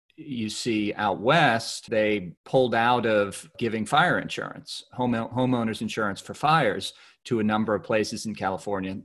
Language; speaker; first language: English; native; English